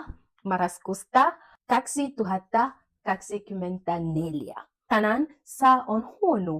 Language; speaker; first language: Finnish; non-native, learner; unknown